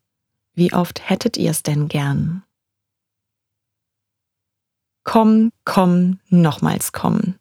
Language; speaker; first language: German; native; German